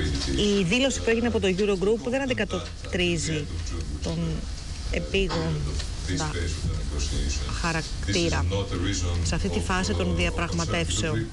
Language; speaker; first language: Greek; native; Greek